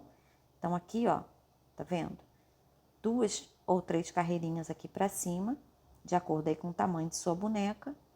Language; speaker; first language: Portuguese; native; Portuguese